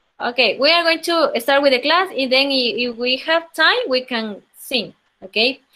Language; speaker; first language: English; non-native, learner; Spanish